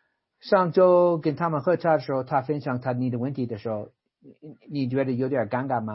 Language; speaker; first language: Chinese; non-native, fluent; English